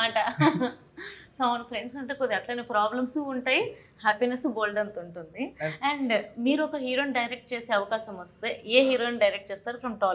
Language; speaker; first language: Telugu; native; Telugu